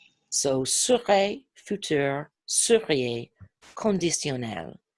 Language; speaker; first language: French; non-native, fluent; English